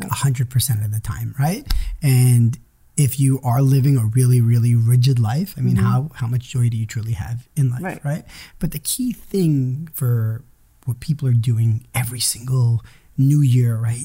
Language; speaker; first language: English; early bilingual, other home language; Hebrew